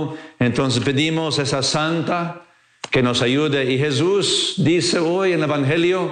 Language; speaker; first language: Spanish; non-native, fluent; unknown